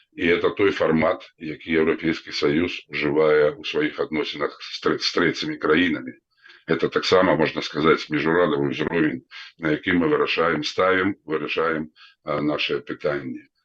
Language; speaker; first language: Belarusian; non-native, local second language; Russian